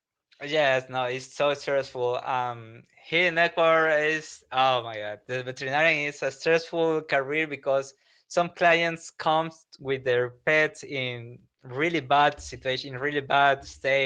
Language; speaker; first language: English; non-native, learner; Spanish